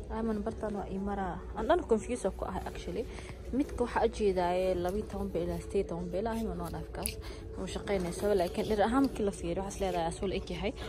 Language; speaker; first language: Somali; early bilingual, heritage; Somali